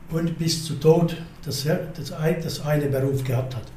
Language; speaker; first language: German; non-native, learner; Hungarian